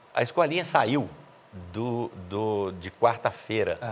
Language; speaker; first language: Portuguese; native; Portuguese